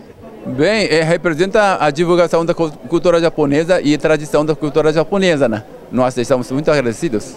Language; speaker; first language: Portuguese; non-native, learner; Japanese